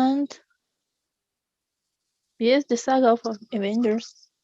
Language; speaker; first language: English; non-native, learner; Spanish